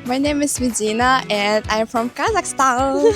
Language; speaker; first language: English; non-native, learner; Kazakh